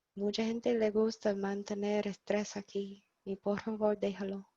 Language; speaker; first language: Spanish; non-native, fluent; English